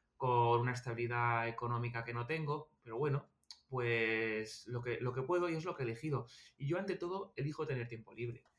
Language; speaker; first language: Spanish; native; Spanish